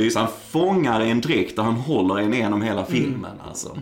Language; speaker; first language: Swedish; native; Swedish